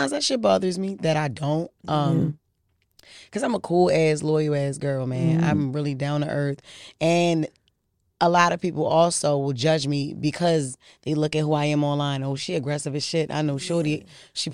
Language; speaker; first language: English; native; English